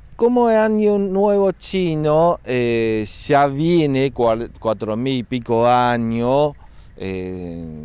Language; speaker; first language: Spanish; non-native, fluent; Chinese